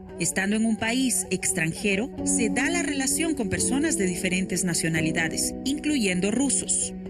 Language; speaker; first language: Spanish; native; Spanish